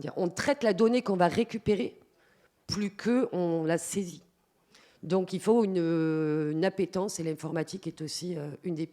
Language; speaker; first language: French; native; French